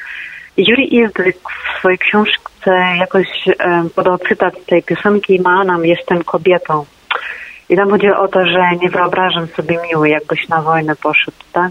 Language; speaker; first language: Polish; non-native, fluent; Ukrainian